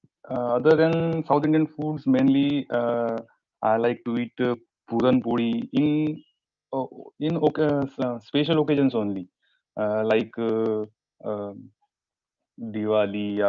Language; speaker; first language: English; non-native, learner; Marathi